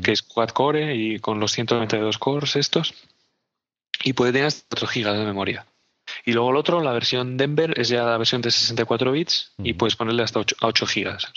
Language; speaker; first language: Spanish; native; Spanish